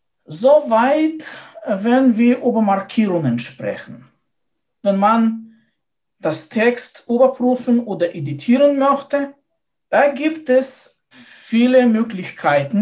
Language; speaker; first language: German; non-native, fluent; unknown